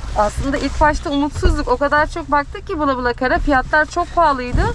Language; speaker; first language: Turkish; native; Turkish